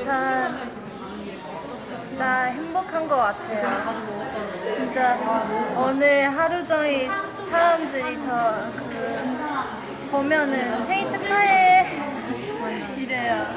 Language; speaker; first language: Korean; non-native, fluent; Chinese